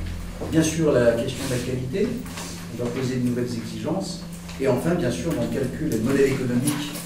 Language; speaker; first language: French; native; French